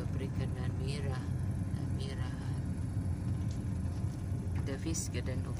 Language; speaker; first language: Swedish; non-native, learner; Filipino